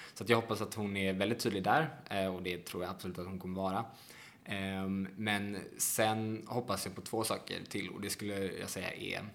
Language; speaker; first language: Swedish; native; Swedish